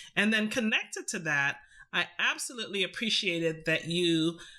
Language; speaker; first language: English; native; English